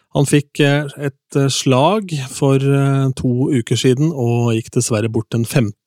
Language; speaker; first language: Norwegian; native; Norwegian